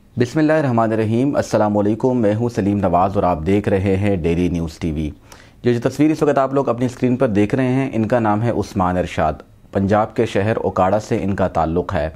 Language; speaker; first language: Urdu; non-native, local second language; Punjabi